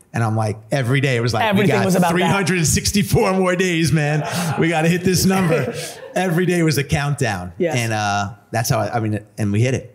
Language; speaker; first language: English; native; English